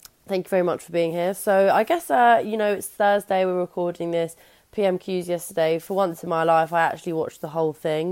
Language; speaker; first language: English; native; English